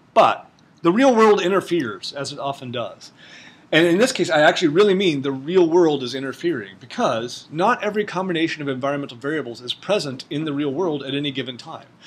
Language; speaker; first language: English; native; English